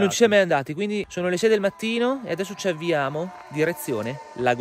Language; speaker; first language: Italian; native; Italian